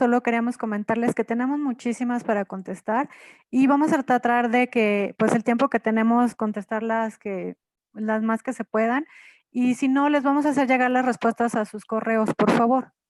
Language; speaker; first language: Spanish; native; Spanish